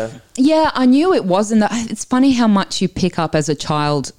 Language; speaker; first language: English; early bilingual, other home language; Italian